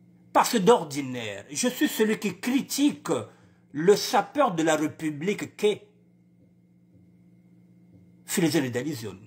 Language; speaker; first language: French; non-native, local second language; Lingala